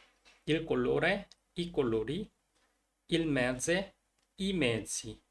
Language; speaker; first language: Italian; non-native, learner; Korean